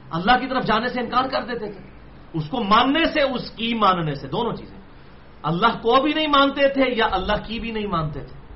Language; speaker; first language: Urdu; non-native, local second language; Punjabi